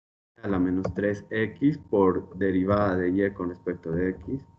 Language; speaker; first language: Spanish; native; Spanish